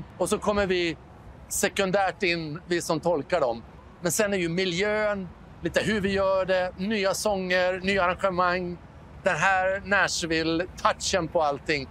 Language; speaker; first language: Swedish; native; Swedish